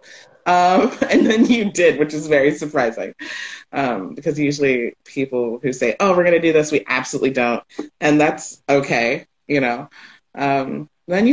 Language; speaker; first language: English; native; English